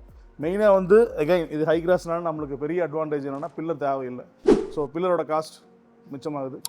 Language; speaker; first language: Tamil; native; Tamil